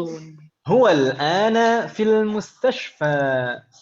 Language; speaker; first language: Arabic; non-native, fluent; Indonesian